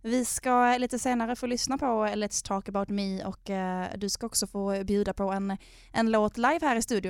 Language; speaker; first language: Swedish; native; Swedish